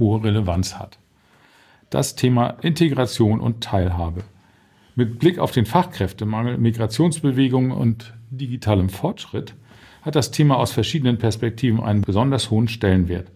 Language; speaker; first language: German; native; German